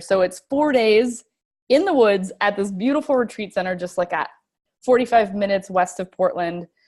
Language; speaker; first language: English; native; English